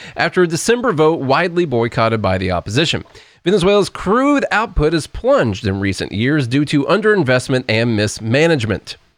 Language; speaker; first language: English; native; English